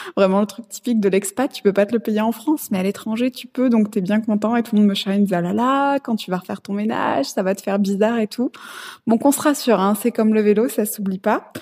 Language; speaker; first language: French; native; French